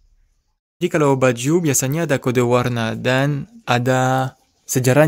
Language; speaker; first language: Indonesian; non-native, fluent; French